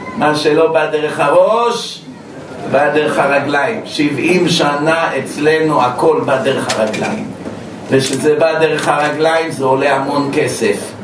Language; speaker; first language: Hebrew; native; Hebrew